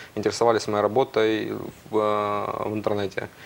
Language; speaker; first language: Russian; native; Russian